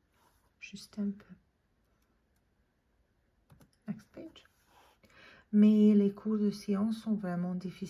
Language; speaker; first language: French; non-native, fluent; English